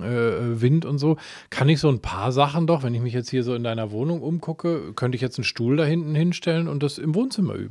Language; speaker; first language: German; native; German